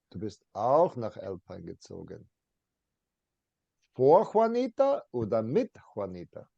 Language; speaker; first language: German; non-native, fluent; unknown